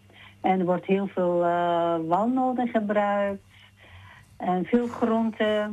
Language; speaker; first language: Dutch; non-native, learner; Georgian